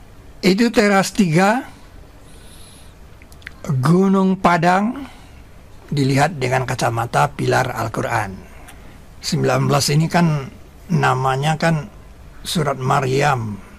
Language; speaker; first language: Indonesian; native; Indonesian